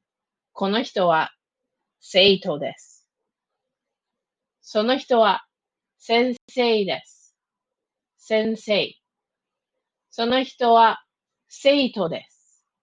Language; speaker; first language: Japanese; non-native, fluent; English